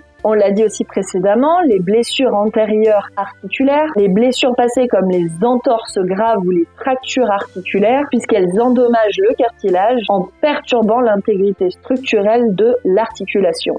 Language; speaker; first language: French; native; French